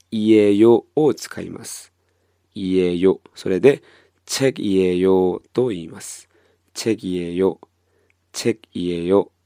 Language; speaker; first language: Japanese; non-native, fluent; Korean